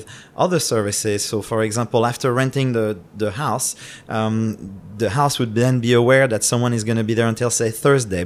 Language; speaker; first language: English; non-native, fluent; French